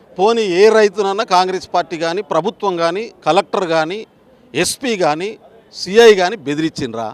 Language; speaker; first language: Telugu; non-native, local second language; Lambadi